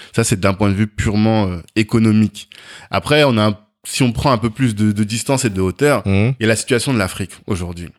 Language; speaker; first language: French; native; French